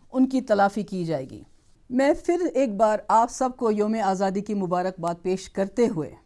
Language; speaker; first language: Hindi; non-native, local second language; Kashmiri